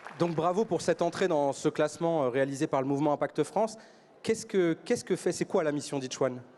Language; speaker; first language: French; native; French